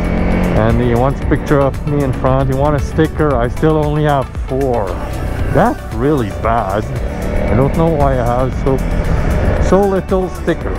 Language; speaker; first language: English; non-native, learner; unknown